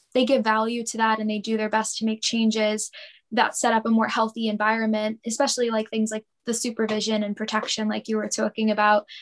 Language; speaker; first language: English; native; English